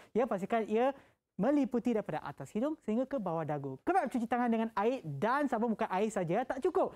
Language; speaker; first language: Malay; native; Malay